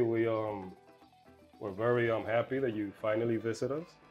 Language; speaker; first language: English; early bilingual, other home language; Spanish